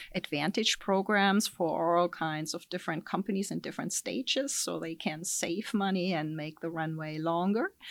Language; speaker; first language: English; non-native, fluent; German